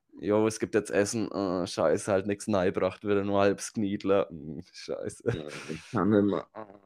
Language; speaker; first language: German; native; German